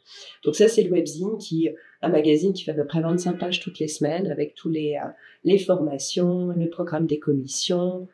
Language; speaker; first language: French; native; French